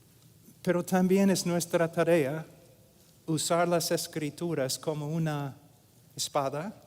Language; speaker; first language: Spanish; non-native, fluent; English